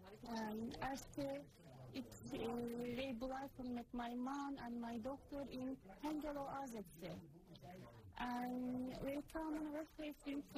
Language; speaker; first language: Dutch; non-native, learner; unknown